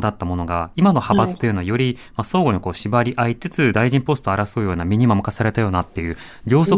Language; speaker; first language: Japanese; native; Japanese